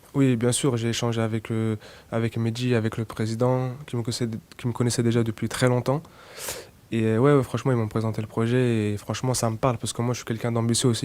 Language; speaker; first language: French; non-native, local second language; Arabic